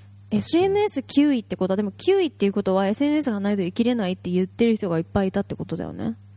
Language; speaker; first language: Japanese; native; Japanese